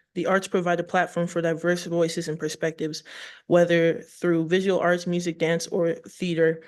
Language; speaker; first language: English; native; English